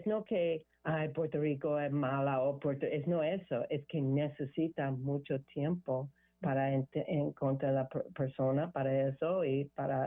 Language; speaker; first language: Spanish; non-native, learner; English